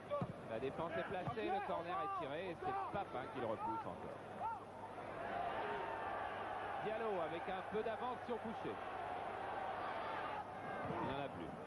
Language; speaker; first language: French; native; French